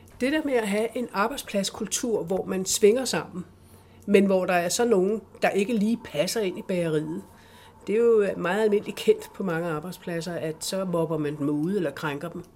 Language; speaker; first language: Danish; native; Danish